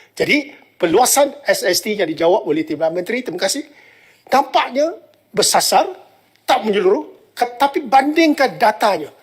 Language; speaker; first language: Malay; non-native, local second language; Chinese